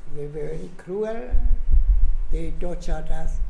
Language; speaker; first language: English; non-native, fluent; Burmese